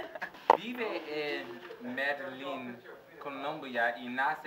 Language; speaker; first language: Spanish; non-native, learner; English